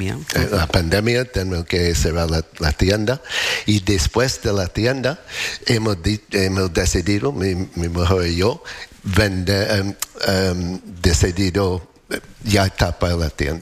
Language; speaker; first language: Spanish; non-native, learner; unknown